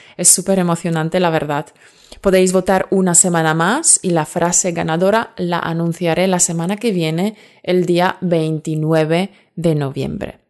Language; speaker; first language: Spanish; non-native, fluent; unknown